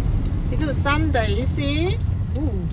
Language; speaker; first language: English; non-native, learner; Chinese